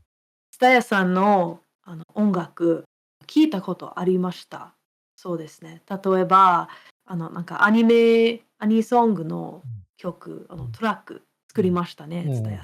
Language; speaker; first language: Japanese; non-native, fluent; English